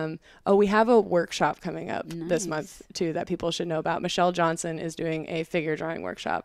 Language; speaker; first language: English; native; English